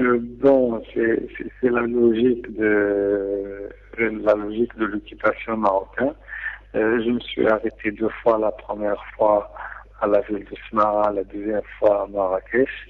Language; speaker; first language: French; non-native, local second language; Arabic